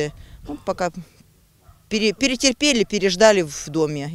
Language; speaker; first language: Russian; native; Russian